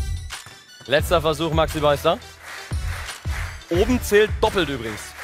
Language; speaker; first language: German; native; German